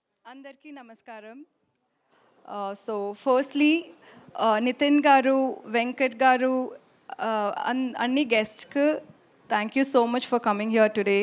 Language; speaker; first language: Telugu; non-native, learner; Tamil